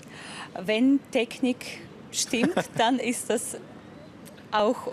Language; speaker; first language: German; non-native, fluent; Russian